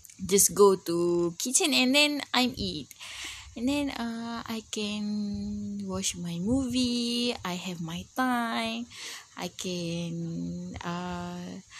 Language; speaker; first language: English; non-native, learner; Malay